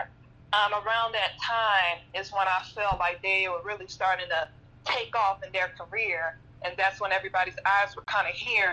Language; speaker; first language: English; native; English